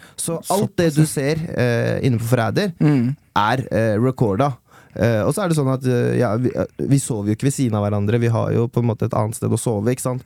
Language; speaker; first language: Norwegian; early bilingual, other home language; Persian